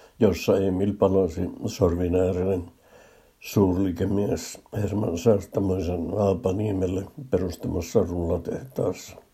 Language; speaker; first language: Finnish; native; Finnish